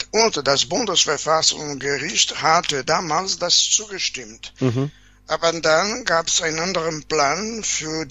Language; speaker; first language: German; non-native, fluent; Portuguese